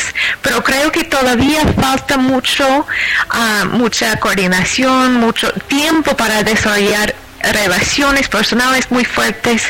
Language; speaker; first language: Spanish; non-native, fluent; English